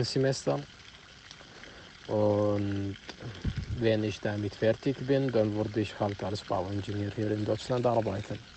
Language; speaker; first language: German; non-native, fluent; Arabic